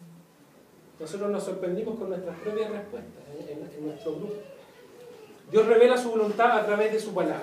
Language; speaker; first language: Spanish; native; Spanish